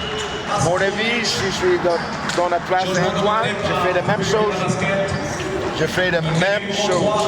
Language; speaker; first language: French; non-native, learner; English